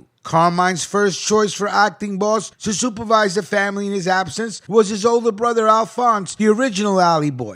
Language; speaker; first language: English; native; English